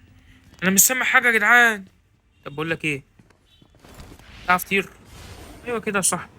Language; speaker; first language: Arabic; native; Arabic